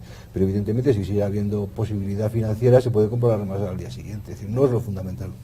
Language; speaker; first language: Spanish; native; Spanish